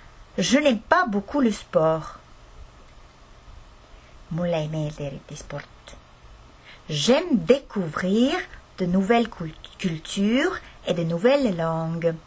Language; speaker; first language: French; non-native, fluent; Estonian